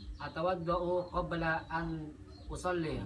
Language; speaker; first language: Arabic; non-native, learner; Indonesian